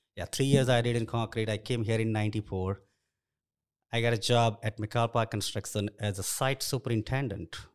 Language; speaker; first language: English; non-native, local second language; Gujarati